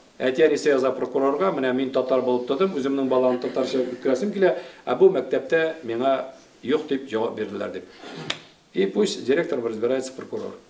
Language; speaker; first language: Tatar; native; Tatar